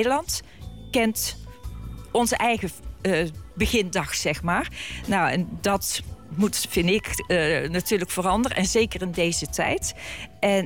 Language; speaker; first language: Dutch; native; Dutch